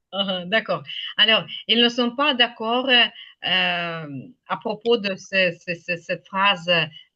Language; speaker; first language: French; non-native, fluent; Ukrainian